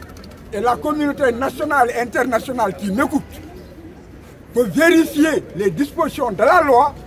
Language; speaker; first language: French; non-native, local second language; Wolof